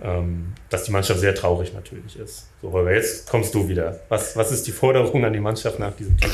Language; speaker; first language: German; native; German